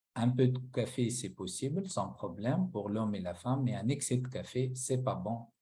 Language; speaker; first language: French; non-native, local second language; Arabic